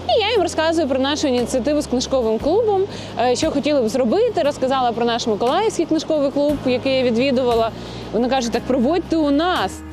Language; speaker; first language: Ukrainian; native; Ukrainian